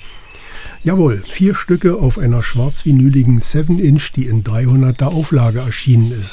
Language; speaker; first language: German; native; German